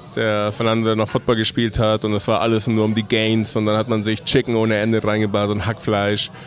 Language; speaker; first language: German; non-native, fluent; Spanish